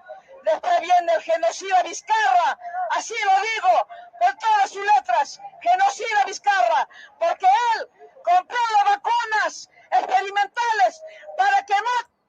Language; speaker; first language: Spanish; native; Spanish